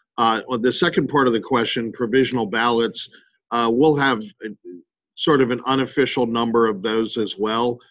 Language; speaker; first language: English; native; English